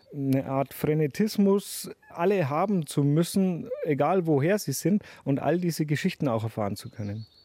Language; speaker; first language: German; native; German